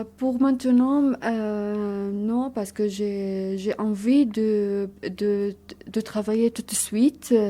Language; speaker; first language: French; non-native, learner; Arabic